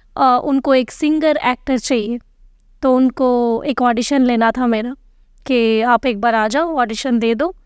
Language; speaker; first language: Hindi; non-native, local second language; Bangla